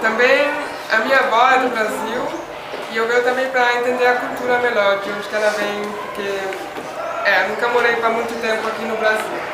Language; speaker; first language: Portuguese; non-native, fluent; Swiss German